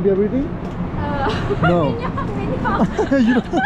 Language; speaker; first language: English; non-native, learner; Korean